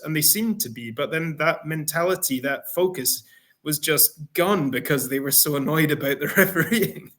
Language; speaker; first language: English; native; English